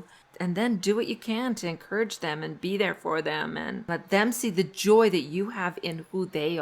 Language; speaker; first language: English; native; English